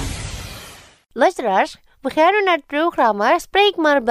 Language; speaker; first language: Dutch; non-native, learner; Indonesian